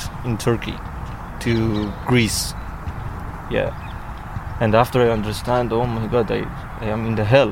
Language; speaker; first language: English; non-native, learner; Persian